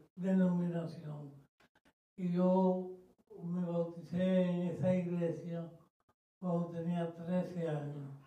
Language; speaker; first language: Spanish; native; Spanish